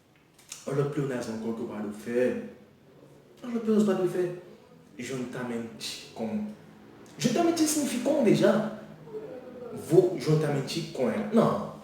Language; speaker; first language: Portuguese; non-native, learner; Haitian Creole